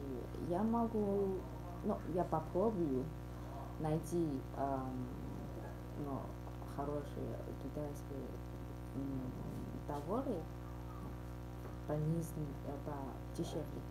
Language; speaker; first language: Russian; non-native, learner; Chinese